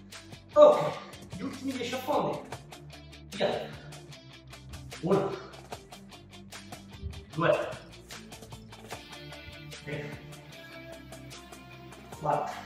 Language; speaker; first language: Italian; native; Italian